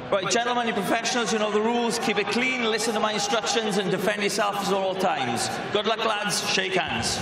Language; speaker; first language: English; native; English